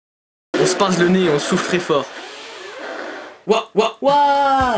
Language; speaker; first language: French; native; French